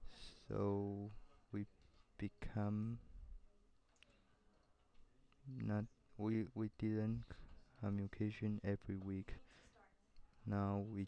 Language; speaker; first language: English; non-native, learner; Chinese